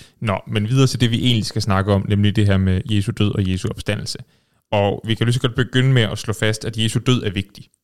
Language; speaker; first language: Danish; native; Danish